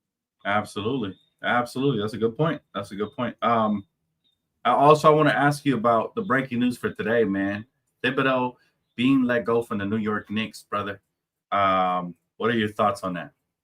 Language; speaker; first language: English; native; English